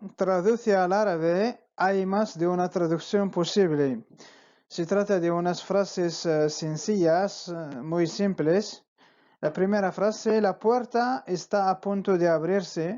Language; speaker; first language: Spanish; non-native, fluent; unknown